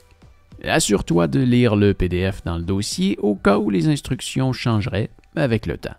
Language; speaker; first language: French; native; French